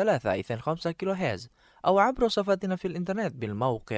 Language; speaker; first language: Arabic; non-native, fluent; Indonesian